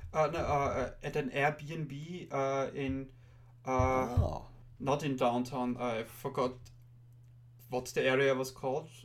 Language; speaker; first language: English; non-native, fluent; German